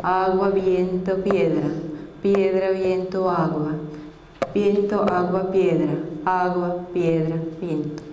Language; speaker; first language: Spanish; non-native, fluent; Russian